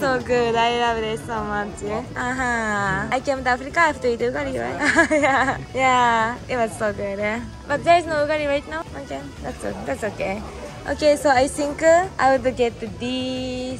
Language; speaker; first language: English; non-native, learner; Japanese